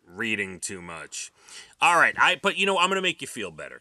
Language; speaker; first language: English; native; English